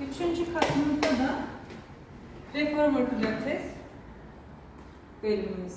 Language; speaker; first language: Turkish; native; Turkish